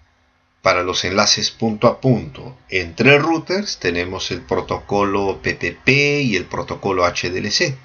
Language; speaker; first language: Spanish; native; Spanish